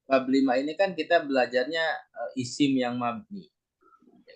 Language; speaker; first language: Indonesian; native; Indonesian